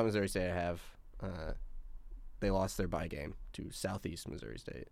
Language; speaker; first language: English; native; English